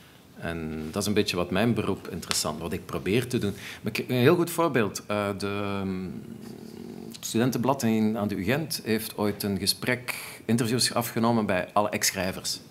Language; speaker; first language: Dutch; native; Dutch